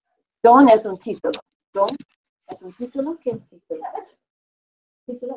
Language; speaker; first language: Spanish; non-native, learner; English